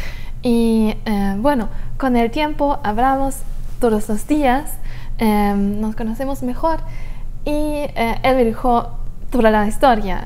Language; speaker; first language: Spanish; non-native, fluent; German